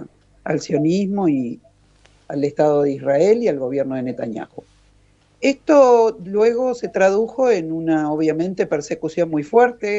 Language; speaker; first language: Spanish; native; Spanish